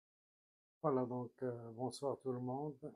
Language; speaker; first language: French; non-native, local second language; Arabic